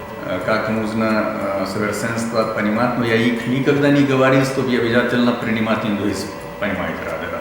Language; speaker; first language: Russian; non-native, learner; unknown